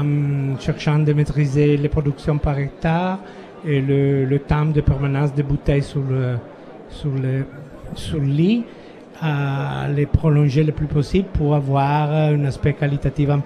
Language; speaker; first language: French; non-native, fluent; Italian